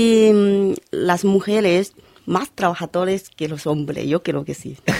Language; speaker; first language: Spanish; non-native, learner; Chinese